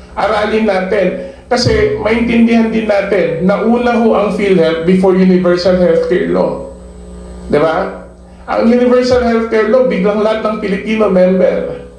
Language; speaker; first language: Filipino; native; Filipino